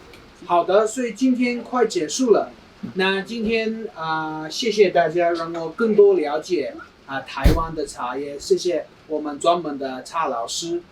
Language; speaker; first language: Chinese; non-native, fluent; English